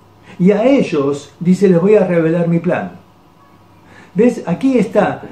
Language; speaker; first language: Spanish; native; Spanish